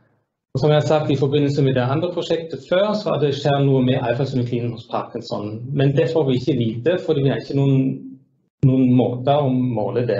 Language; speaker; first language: Norwegian; non-native, fluent; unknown